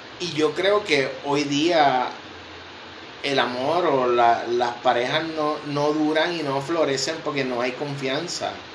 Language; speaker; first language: Spanish; native; Spanish